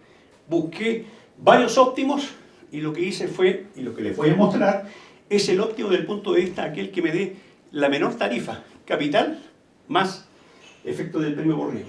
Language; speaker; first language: Spanish; native; Spanish